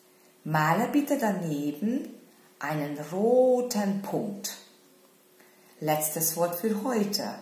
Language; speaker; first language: German; non-native, fluent; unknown